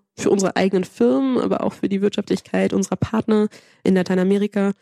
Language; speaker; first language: German; early bilingual, other home language; Spanish